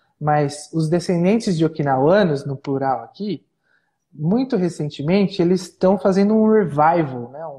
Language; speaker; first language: Portuguese; native; Portuguese